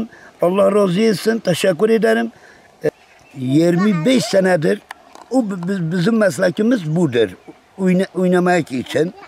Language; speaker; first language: Turkish; non-native, local second language; Kurdish